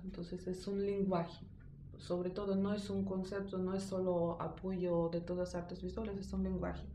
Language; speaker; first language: Spanish; non-native, fluent; Russian